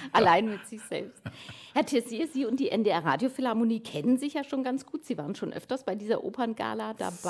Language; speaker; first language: German; native; German